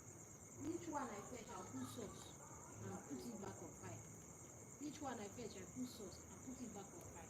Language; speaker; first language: English; non-native, local second language; Igbo